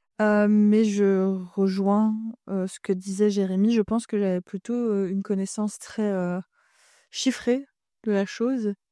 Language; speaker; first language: French; early bilingual, other home language; Polish